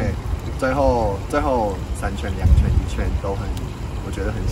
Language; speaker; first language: Chinese; non-native, fluent; English